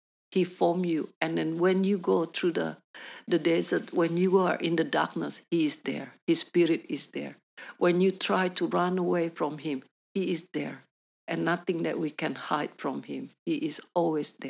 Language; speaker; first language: English; non-native, learner; Indonesian